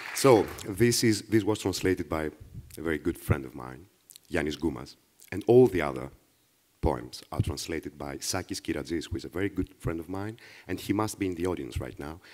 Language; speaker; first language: English; non-native, fluent; Greek